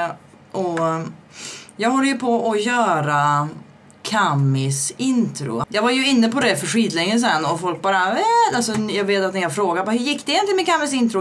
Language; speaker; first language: Swedish; native; Swedish